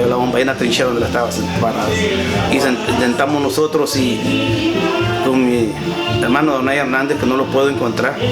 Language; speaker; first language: Spanish; native; Spanish